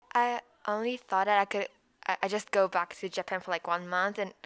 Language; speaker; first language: English; non-native, fluent; Japanese